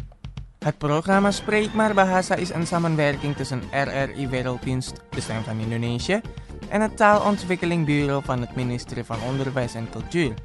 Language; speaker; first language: Dutch; non-native, fluent; Indonesian